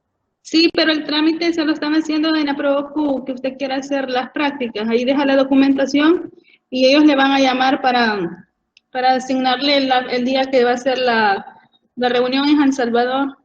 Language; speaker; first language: Spanish; native; Spanish